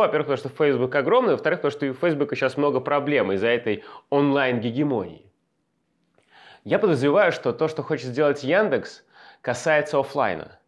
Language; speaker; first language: Russian; native; Russian